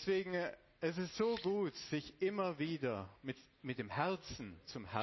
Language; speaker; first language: German; non-native, fluent; Romanian